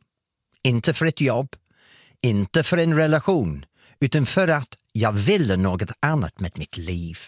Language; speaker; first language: Swedish; non-native, fluent; English